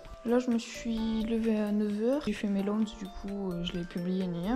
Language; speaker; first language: French; native; French